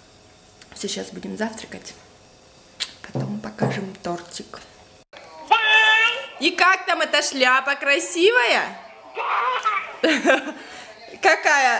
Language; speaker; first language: Russian; native; Russian